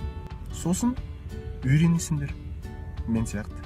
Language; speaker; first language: Kazakh; non-native, local second language; Russian